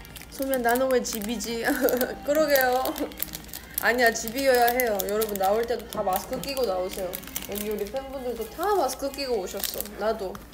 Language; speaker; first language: Korean; early bilingual, heritage; Korean